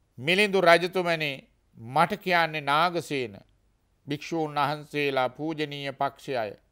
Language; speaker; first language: Sinhala; native; Sinhala